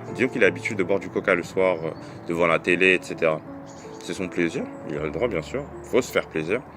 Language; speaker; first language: French; native; French